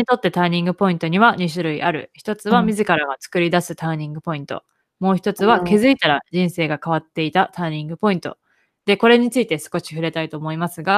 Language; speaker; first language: Japanese; native; Japanese